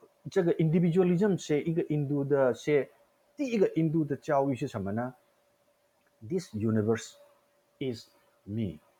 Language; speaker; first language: English; non-native, local second language; Manipuri